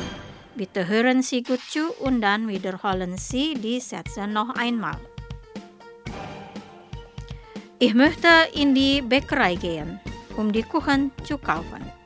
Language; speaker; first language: German; non-native, fluent; Indonesian